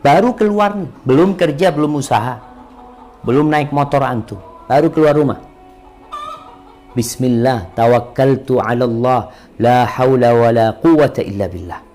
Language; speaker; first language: Indonesian; native; Indonesian